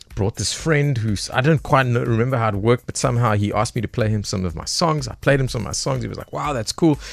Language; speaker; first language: English; native; English